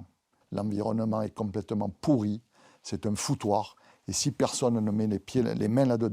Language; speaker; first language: French; native; French